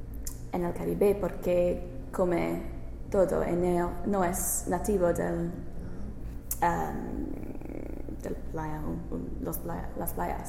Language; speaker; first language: Spanish; non-native, learner; English